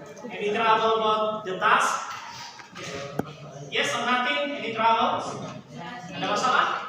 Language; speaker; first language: English; non-native, learner; Indonesian